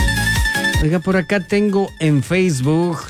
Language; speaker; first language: Spanish; non-native, local second language; Quechua